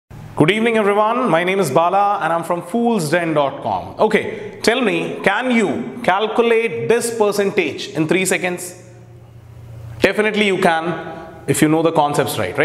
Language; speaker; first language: English; non-native, local second language; Hindi